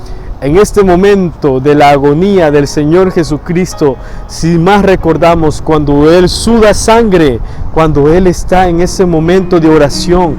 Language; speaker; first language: Spanish; native; Spanish